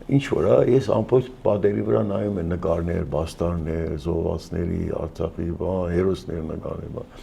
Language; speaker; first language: Armenian; early bilingual, heritage; Armenian